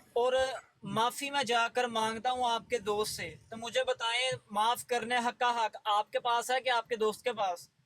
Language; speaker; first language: Urdu; native; Urdu